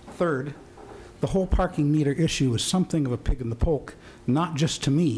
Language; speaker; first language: English; native; English